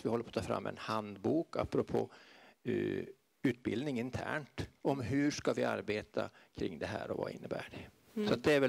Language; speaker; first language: Swedish; native; Swedish